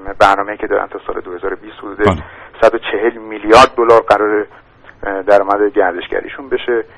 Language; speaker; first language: Persian; native; Persian